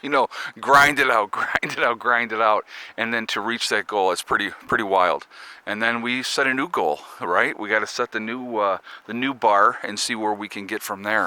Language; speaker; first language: English; native; English